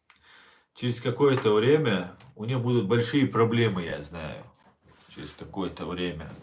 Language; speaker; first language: Russian; non-native, local second language; Chechen